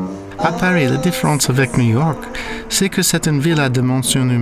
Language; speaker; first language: French; non-native, fluent; English